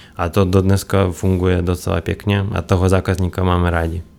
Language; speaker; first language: Czech; non-native, fluent; Russian